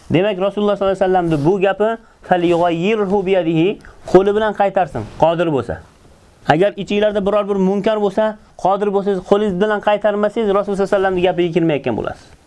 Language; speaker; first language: Uzbek; native; Uzbek